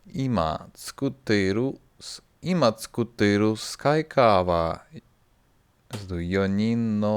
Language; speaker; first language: Japanese; non-native, learner; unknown